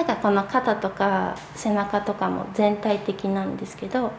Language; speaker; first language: Japanese; native; Japanese